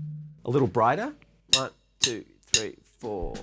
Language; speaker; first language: English; native; English